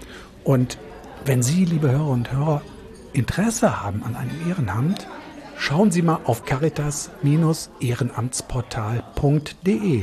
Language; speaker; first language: German; native; German